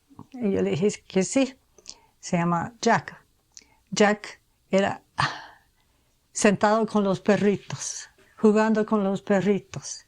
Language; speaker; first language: Spanish; non-native, fluent; English